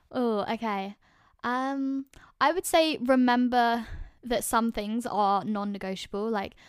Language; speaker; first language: English; native; English